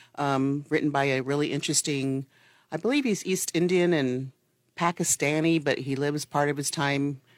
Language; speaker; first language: English; early bilingual, other home language; Spanish